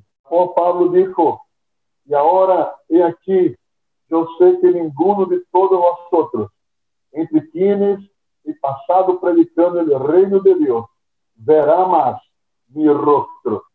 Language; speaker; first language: Spanish; non-native, fluent; Portuguese